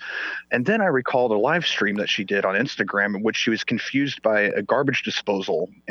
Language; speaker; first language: English; non-native, fluent; Swedish